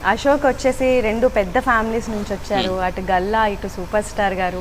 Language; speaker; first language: Telugu; native; Telugu